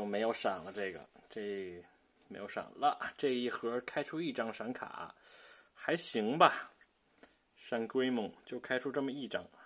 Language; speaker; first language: Chinese; native; Chinese